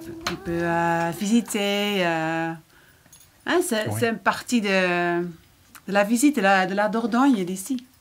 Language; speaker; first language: French; non-native, fluent; Dutch